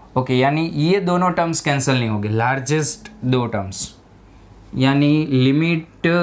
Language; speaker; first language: Hindi; non-native, local second language; Gujarati